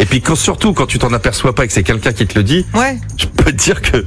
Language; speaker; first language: French; native; French